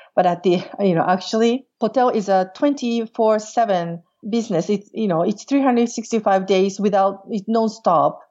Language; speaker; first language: English; non-native, fluent; Portuguese